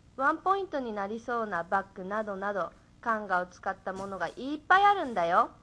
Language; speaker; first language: Japanese; native; Japanese